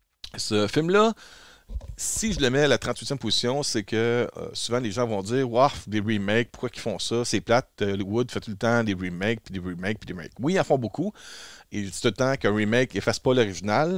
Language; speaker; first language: French; native; French